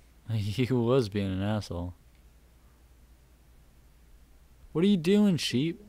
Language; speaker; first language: English; native; English